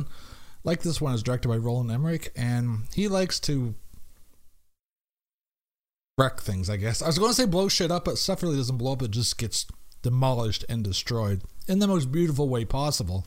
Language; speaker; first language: English; native; English